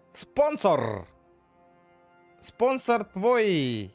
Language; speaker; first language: Russian; native; Russian